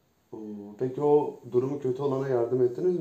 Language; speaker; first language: Turkish; native; Turkish